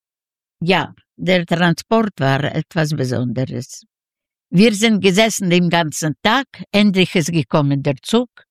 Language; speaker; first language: German; non-native, learner; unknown